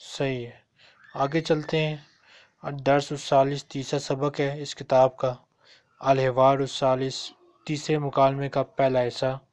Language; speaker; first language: Urdu; native; Urdu